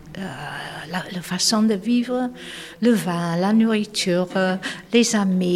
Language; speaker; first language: French; non-native, fluent; English